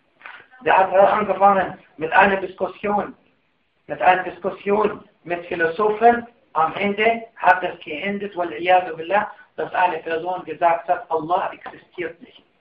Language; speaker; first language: German; non-native, fluent; Arabic